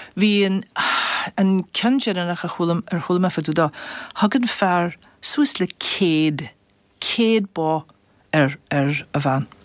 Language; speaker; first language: Irish; non-native, fluent; English